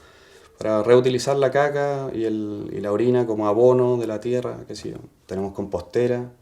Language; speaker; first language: Spanish; native; Spanish